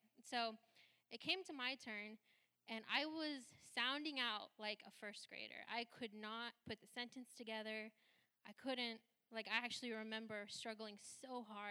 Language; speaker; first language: English; early bilingual, other home language; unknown